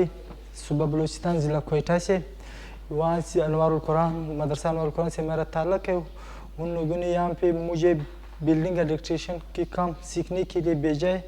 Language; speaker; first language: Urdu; non-native, local second language; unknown